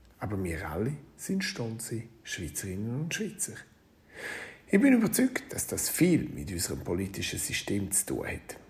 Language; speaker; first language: German; non-native, local second language; Romansh